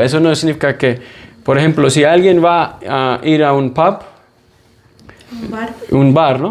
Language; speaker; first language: Spanish; non-native, fluent; English